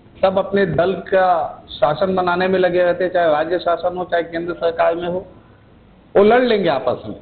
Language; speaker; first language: Hindi; native; Hindi